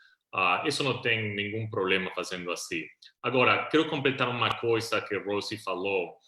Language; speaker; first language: Portuguese; non-native, fluent; Spanish